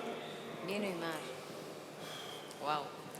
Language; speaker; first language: Spanish; native; Spanish